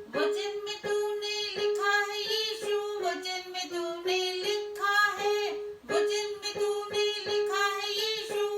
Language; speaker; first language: Hindi; non-native, local second language; Punjabi